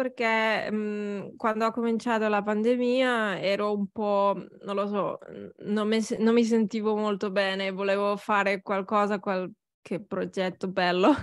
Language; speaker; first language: Italian; non-native, learner; Catalan